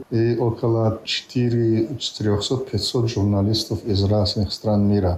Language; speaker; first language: Russian; non-native, local second language; Tajik